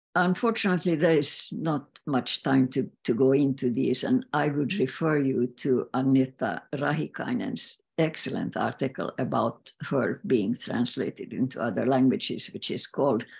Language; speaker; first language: English; non-native, fluent; Swedish